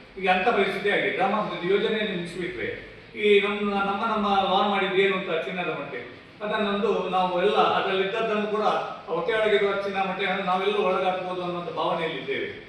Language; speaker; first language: Kannada; native; Kannada